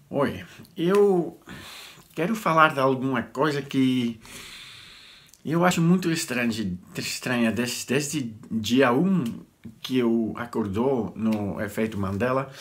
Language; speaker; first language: Portuguese; non-native, learner; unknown